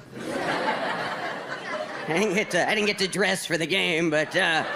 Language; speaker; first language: English; native; English